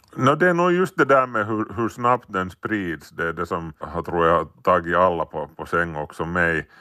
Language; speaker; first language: Swedish; native; Swedish